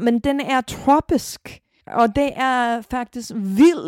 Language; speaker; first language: Danish; non-native, fluent; English